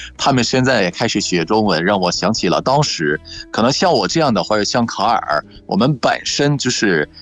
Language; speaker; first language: Chinese; non-native, fluent; Arabic